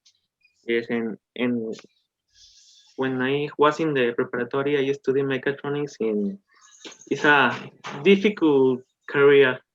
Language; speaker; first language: English; non-native, learner; Spanish